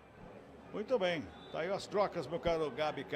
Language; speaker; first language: Portuguese; native; Portuguese